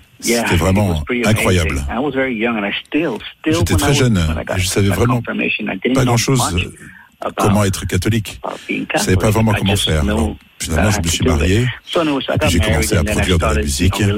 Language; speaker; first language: French; non-native, fluent; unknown